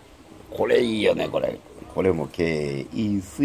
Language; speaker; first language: Japanese; native; Japanese